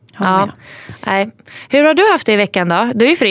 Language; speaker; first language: Swedish; native; Swedish